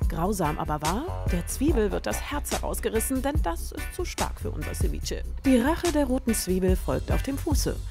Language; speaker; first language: German; native; German